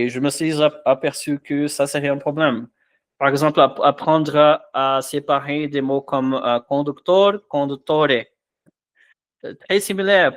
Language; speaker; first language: French; non-native, fluent; Portuguese